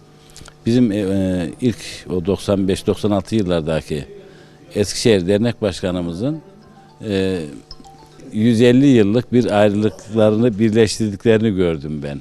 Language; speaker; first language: Turkish; native; Turkish